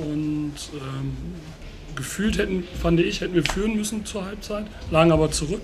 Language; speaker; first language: German; native; German